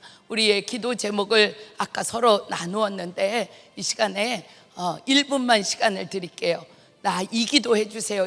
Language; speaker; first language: Korean; native; Korean